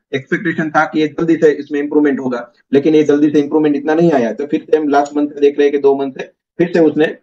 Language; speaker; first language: Hindi; non-native, local second language; Gujarati